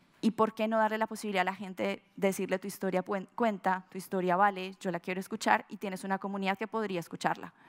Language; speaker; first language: Spanish; native; Spanish